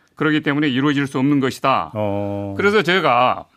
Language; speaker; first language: Korean; native; Korean